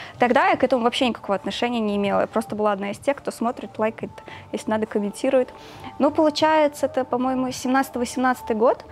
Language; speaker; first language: Russian; early bilingual, other home language; Azerbaijani